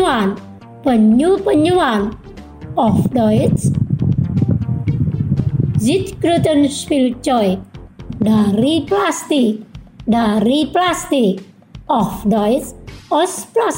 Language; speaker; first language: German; non-native, fluent; Indonesian